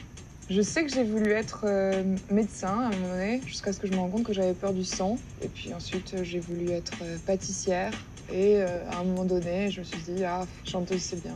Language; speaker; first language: French; native; French